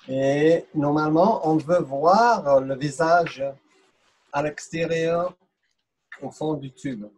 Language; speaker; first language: French; non-native, fluent; English